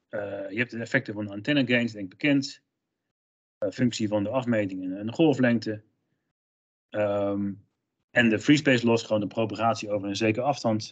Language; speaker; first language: Dutch; native; Dutch